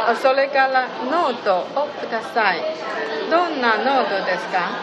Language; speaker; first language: Japanese; non-native, learner; Chinese